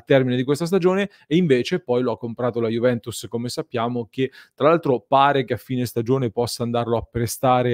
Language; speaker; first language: Italian; native; Italian